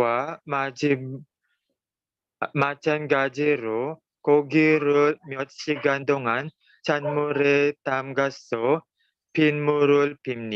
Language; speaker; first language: Korean; non-native, learner; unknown